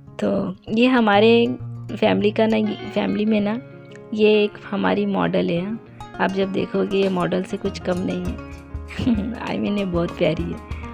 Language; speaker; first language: Hindi; non-native, local second language; Bangla